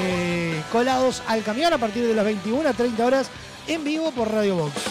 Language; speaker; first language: Spanish; native; Spanish